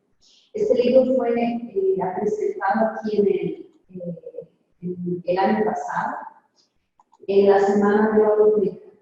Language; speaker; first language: Spanish; non-native, fluent; Portuguese